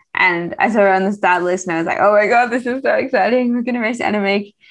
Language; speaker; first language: English; native; English